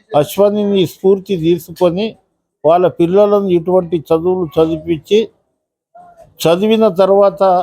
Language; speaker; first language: Telugu; non-native, local second language; Lambadi